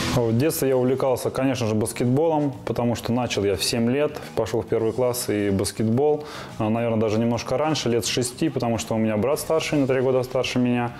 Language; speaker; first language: Russian; native; Russian